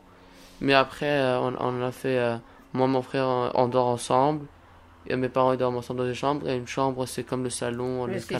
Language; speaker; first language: French; early bilingual, other home language; Albanian